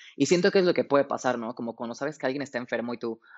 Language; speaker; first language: Spanish; native; Spanish